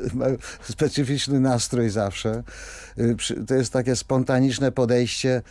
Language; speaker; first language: Polish; native; Polish